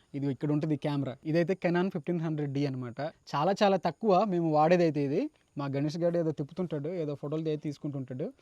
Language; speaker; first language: Telugu; native; Telugu